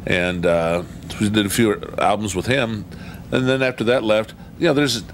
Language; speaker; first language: English; native; English